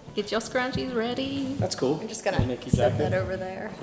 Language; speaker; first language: English; native; English